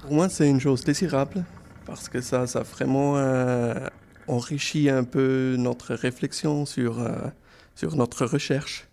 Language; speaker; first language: French; non-native, local second language; German